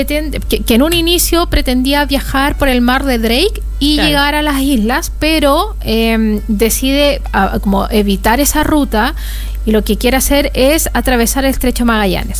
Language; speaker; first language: Spanish; native; Spanish